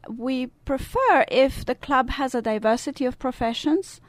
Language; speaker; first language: English; non-native, fluent; Italian